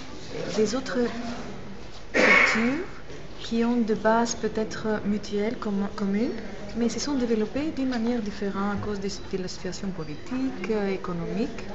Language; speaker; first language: French; non-native, fluent; Greek